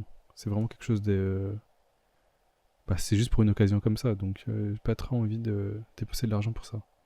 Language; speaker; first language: French; native; French